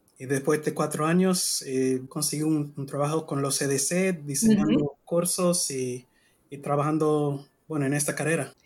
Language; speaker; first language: Spanish; non-native, learner; English